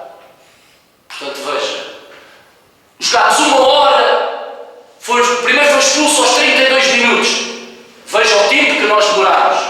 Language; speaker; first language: Portuguese; native; Portuguese